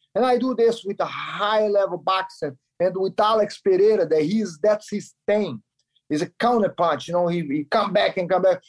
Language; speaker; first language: English; non-native, learner; Kyrgyz